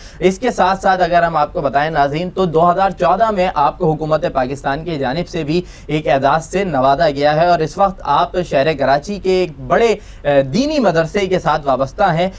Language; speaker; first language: Urdu; native; Urdu